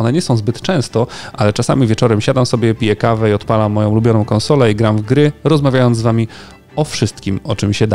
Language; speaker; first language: Polish; native; Polish